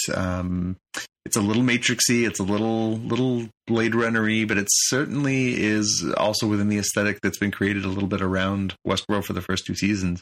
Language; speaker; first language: English; native; English